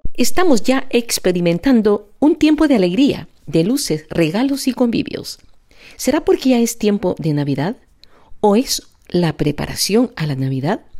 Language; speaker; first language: Spanish; native; Spanish